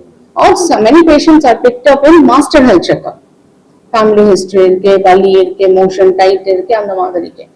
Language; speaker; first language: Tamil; non-native, local second language; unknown